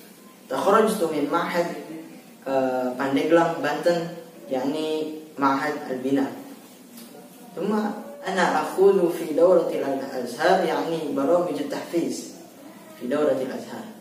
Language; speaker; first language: Arabic; non-native, learner; Indonesian